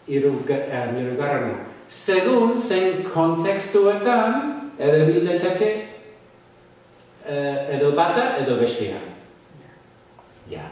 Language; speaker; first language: Basque; non-native, fluent; English